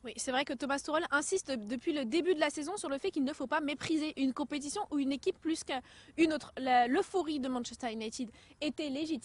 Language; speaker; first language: French; native; French